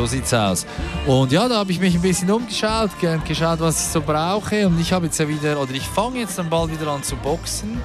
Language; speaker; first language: German; native; German